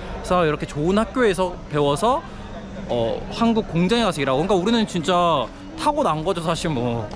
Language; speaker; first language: Korean; native; Korean